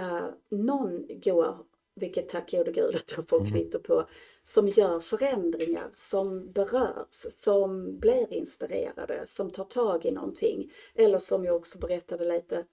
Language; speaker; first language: Swedish; native; Swedish